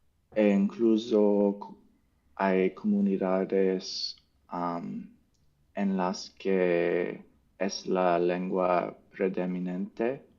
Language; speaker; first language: Spanish; non-native, learner; English